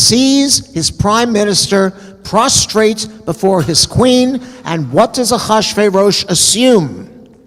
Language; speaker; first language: English; native; English